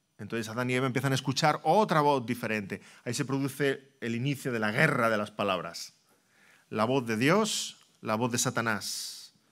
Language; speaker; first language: Spanish; native; Spanish